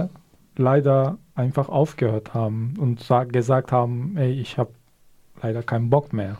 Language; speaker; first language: German; non-native, fluent; Kurdish